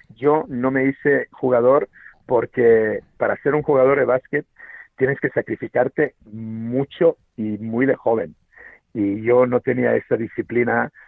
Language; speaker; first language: Spanish; non-native, fluent; Serbian